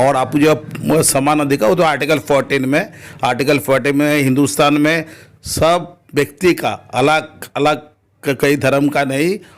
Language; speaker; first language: Hindi; non-native, local second language; Bangla